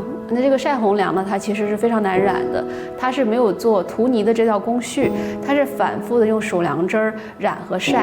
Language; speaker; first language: Chinese; native; Chinese